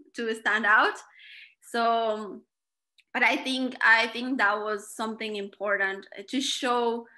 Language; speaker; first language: English; non-native, fluent; Spanish